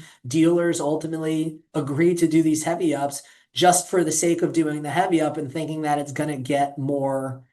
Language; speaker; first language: English; native; English